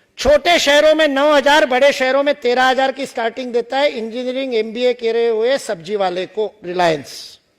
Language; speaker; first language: Hindi; non-native, local second language; Marathi